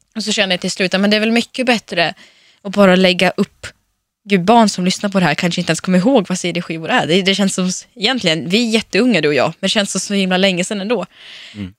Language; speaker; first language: Swedish; early bilingual, other home language; Russian